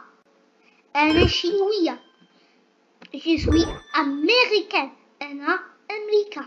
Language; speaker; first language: French; non-native, learner; Arabic